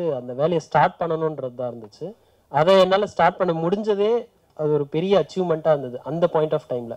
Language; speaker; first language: Tamil; native; Tamil